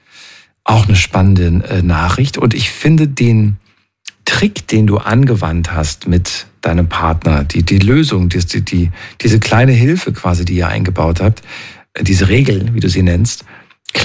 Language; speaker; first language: German; native; German